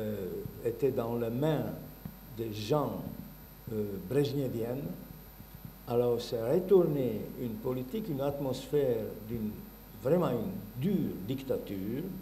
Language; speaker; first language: French; non-native, learner; Bulgarian